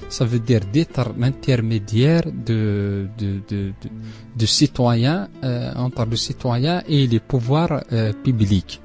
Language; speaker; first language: French; non-native, local second language; Arabic